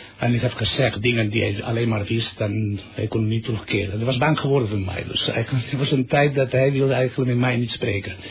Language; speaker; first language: Dutch; non-native, fluent; Catalan